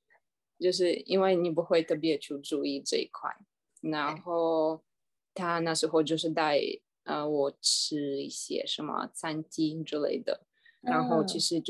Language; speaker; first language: Chinese; non-native, fluent; Russian